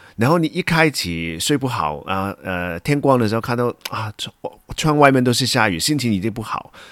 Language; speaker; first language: Chinese; non-native, local second language; Cantonese